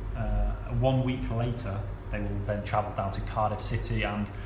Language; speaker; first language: English; native; English